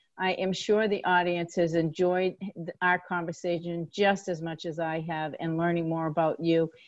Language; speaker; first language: English; native; English